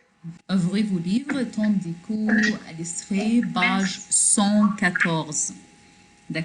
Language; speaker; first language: French; non-native, learner; Arabic